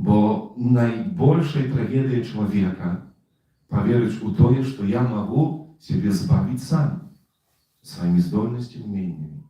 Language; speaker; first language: Polish; non-native, learner; Russian